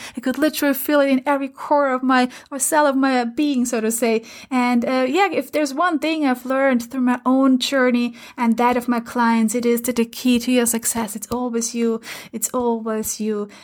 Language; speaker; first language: English; non-native, fluent; German